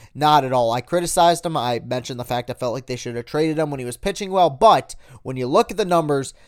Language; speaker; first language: English; native; English